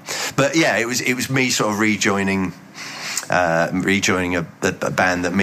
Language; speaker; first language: English; native; English